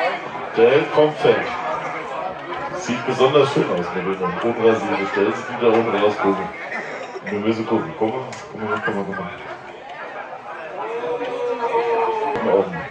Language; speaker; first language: German; native; German